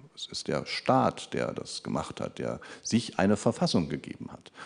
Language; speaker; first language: German; native; German